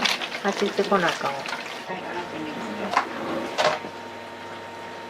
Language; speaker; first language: Japanese; native; Japanese